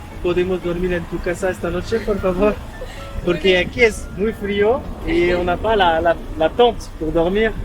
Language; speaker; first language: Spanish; non-native, learner; French